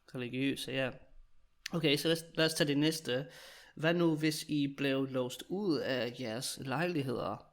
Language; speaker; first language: Danish; native; Danish